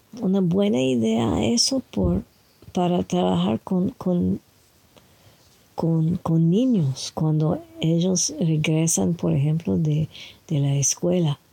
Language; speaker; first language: Spanish; non-native, fluent; French